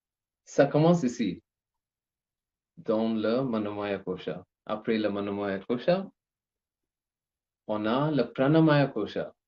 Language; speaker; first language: French; non-native, learner; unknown